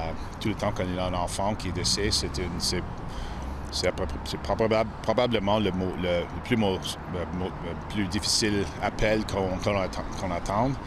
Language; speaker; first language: French; non-native, local second language; English